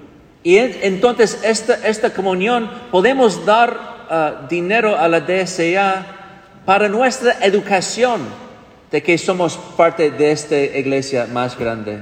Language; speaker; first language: Spanish; non-native, fluent; English